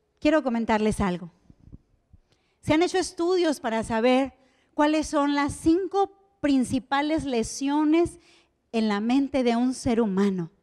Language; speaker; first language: Spanish; native; Spanish